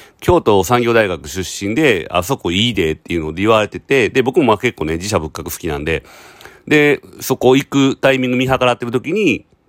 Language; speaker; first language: Japanese; native; Japanese